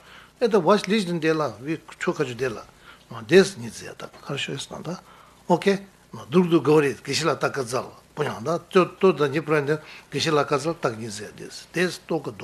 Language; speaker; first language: Russian; non-native, learner; Tibetan